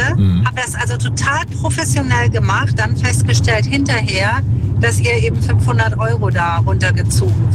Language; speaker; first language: German; native; German